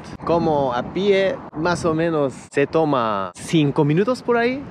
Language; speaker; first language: Spanish; non-native, fluent; Japanese